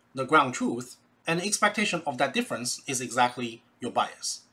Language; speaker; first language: English; non-native, fluent; Chinese